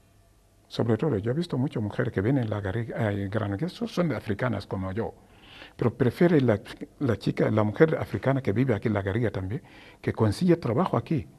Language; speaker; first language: Spanish; non-native, learner; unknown